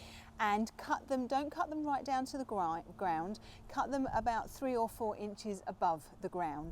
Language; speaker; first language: English; native; English